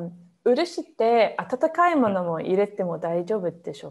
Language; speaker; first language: Japanese; non-native, fluent; English